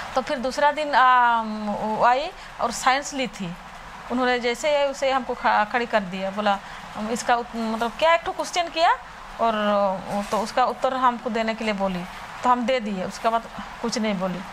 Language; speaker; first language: Hindi; non-native, local second language; Santali